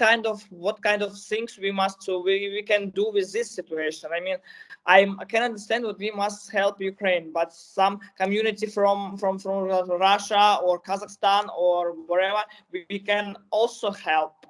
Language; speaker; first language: English; non-native, learner; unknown